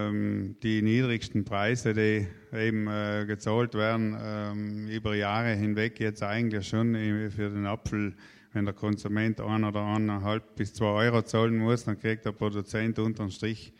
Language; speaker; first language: German; native; German